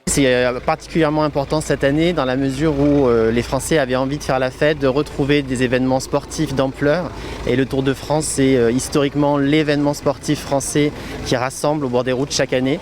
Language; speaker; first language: French; native; French